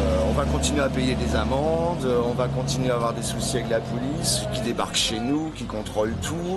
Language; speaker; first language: French; native; French